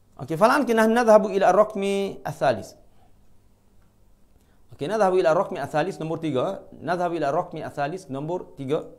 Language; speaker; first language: Arabic; non-native, fluent; Malay